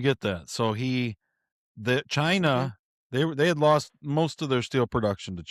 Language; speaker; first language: English; native; English